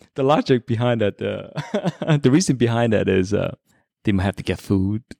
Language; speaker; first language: English; early bilingual, other home language; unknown